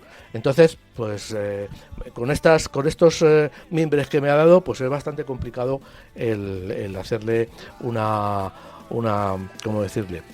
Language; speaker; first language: Spanish; native; Spanish